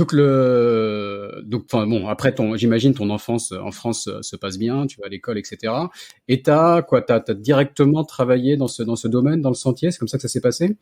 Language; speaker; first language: French; native; French